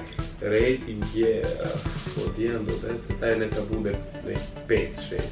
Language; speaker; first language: Bosnian; native; Bosnian